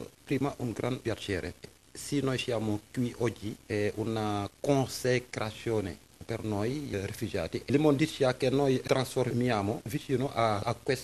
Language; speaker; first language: Italian; non-native, learner; French